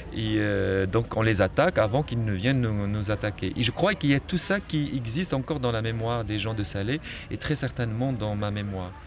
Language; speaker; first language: French; non-native, local second language; Arabic